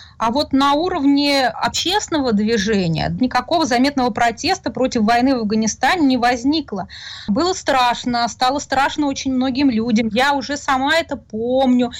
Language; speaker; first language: Russian; native; Russian